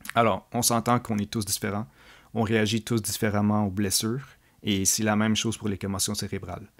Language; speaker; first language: French; native; French